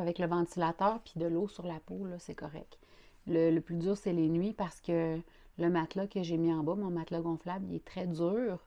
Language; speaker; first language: French; native; French